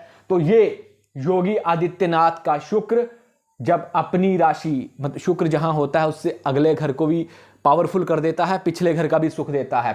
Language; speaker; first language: Hindi; native; Hindi